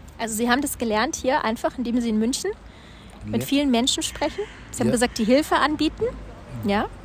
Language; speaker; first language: German; native; German